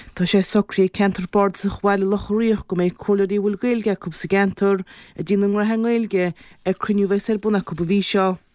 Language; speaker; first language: Irish; native; Irish